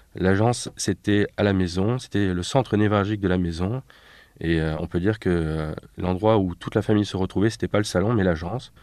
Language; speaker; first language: French; native; French